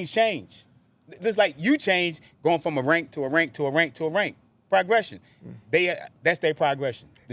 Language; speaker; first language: English; native; English